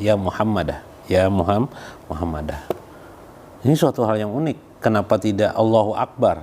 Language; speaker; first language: Indonesian; native; Indonesian